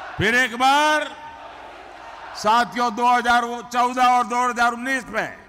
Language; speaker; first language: Hindi; non-native, local second language; Gujarati